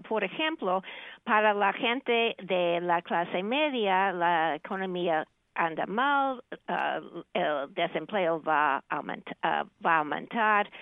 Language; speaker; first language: Spanish; non-native, fluent; English